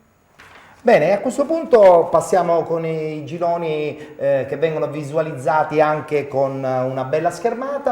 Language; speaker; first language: Italian; native; Italian